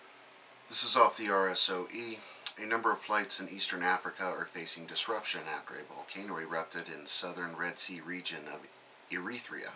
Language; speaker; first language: English; native; English